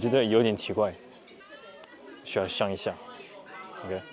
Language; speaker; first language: Chinese; non-native, fluent; French